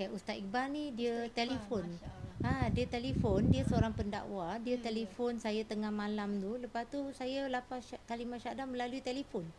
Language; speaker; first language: Malay; non-native, local second language; Cantonese